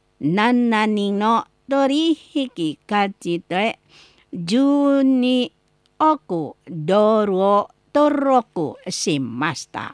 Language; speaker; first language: Japanese; non-native, learner; Indonesian